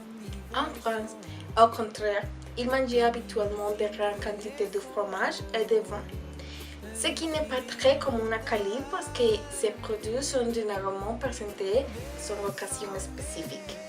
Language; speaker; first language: French; non-native, learner; Spanish